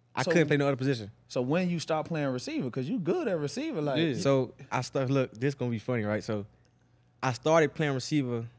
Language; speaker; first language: English; native; English